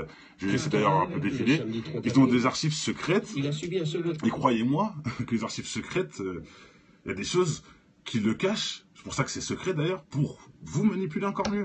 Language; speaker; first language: French; native; French